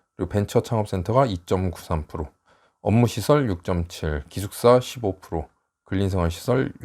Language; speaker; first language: Korean; native; Korean